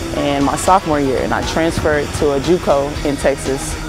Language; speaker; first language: English; native; English